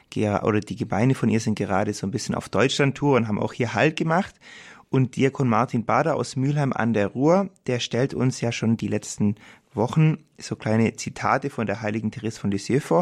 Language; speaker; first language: German; native; German